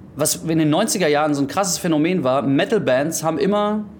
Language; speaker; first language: German; early bilingual, other home language; Greek